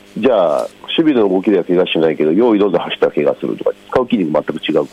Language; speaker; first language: Japanese; native; Japanese